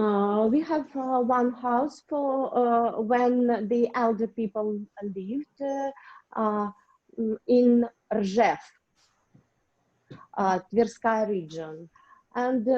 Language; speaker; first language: English; non-native, learner; Russian